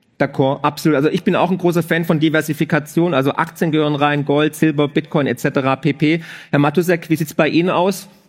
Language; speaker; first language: German; native; German